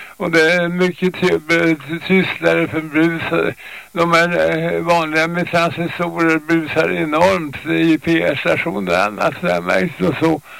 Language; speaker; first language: Swedish; native; Swedish